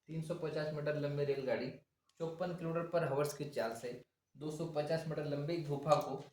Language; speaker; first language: Hindi; non-native, local second language; Marathi